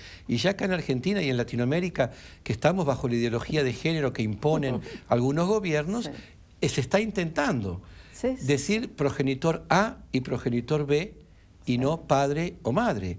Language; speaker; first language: Spanish; native; Spanish